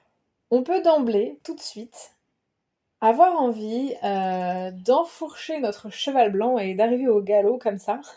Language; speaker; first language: French; native; French